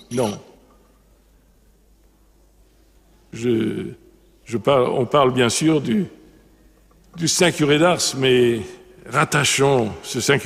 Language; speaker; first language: French; native; French